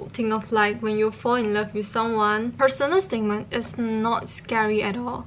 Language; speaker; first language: English; non-native, local second language; Chinese